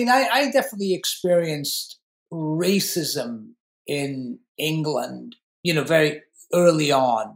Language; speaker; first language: English; native; English